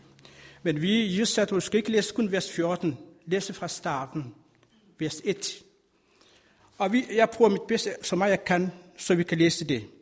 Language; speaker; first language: Danish; non-native, learner; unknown